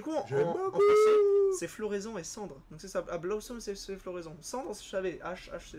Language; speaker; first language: French; native; French